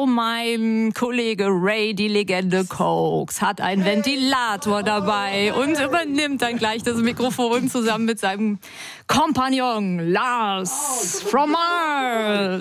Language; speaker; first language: German; native; German